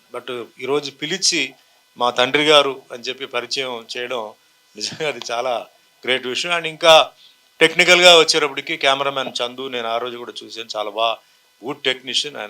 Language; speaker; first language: Telugu; native; Telugu